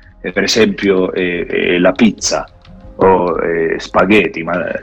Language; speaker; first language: Italian; non-native, learner; Spanish